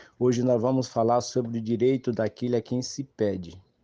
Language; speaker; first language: Portuguese; native; Portuguese